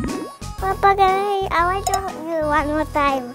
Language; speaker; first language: Chinese; early bilingual, heritage; Chinese